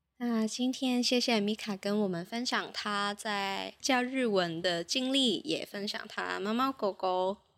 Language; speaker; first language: Chinese; non-native, local second language; Cantonese